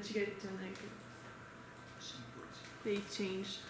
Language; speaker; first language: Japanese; non-native, learner; French